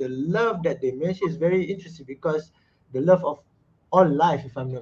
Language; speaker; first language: English; non-native, local second language; Malay